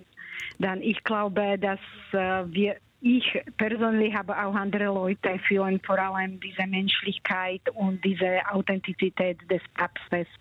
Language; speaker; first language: German; non-native, fluent; Slovak